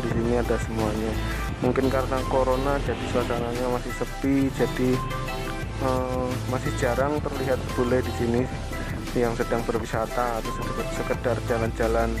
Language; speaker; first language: Indonesian; non-native, local second language; Javanese